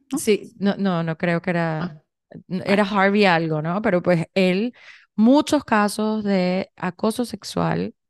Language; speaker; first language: Spanish; native; Spanish